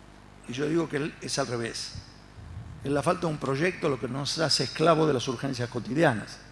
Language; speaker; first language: Spanish; native; Spanish